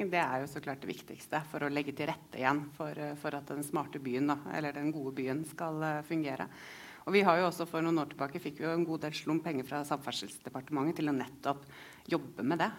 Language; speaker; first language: Norwegian; native; Norwegian